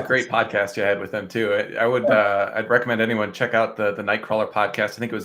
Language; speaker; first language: English; native; English